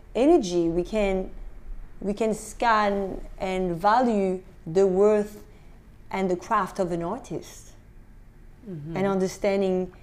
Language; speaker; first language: English; non-native, fluent; French